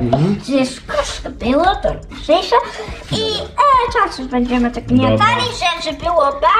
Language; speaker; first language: Polish; early bilingual, heritage; Polish